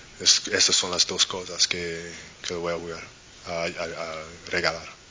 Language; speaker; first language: Spanish; non-native, learner; English